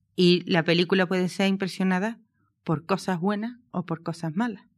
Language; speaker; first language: Spanish; native; Spanish